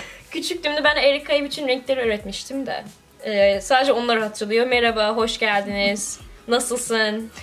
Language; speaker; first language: Turkish; early bilingual, heritage; Turkish